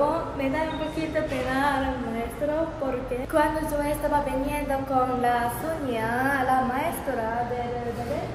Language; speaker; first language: Spanish; non-native, learner; Japanese